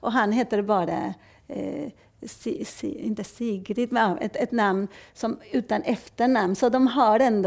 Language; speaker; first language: Swedish; non-native, fluent; Spanish